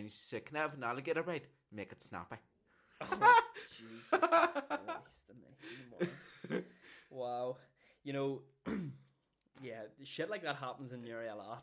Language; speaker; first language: English; native; English